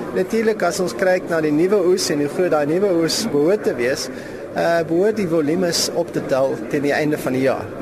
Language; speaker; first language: Afrikaans; non-native, local second language; English